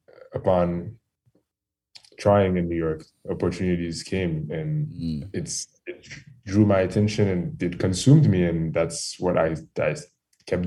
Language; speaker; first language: English; non-native, fluent; French